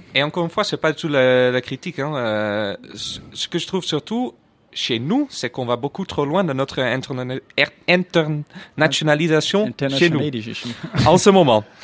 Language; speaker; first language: French; non-native, fluent; Dutch